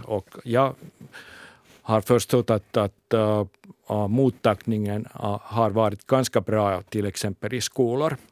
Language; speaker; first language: Swedish; non-native, local second language; Finnish